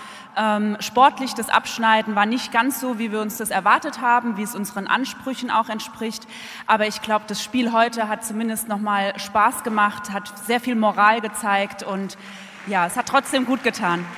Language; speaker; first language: German; native; German